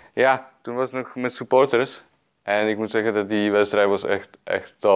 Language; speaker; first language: Dutch; non-native, fluent; Czech